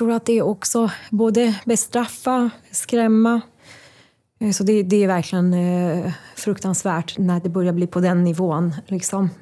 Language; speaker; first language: Swedish; non-native, fluent; Persian